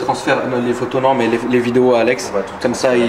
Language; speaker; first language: French; native; French